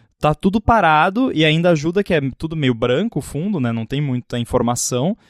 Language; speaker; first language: Portuguese; native; Portuguese